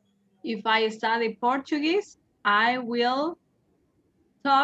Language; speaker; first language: English; non-native, fluent; Spanish